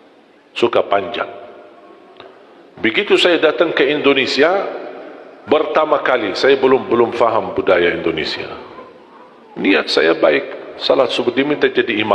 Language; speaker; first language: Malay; non-native, fluent; Arabic